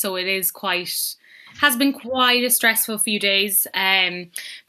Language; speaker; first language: English; native; English